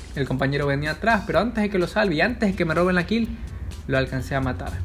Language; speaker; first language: Spanish; native; Spanish